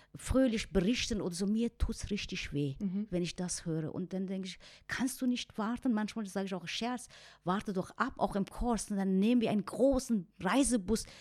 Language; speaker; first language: German; non-native, fluent; Persian